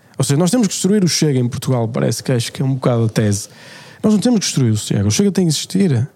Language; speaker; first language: Portuguese; native; Portuguese